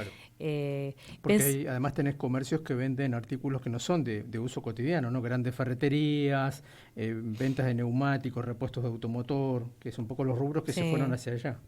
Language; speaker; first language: Spanish; native; Spanish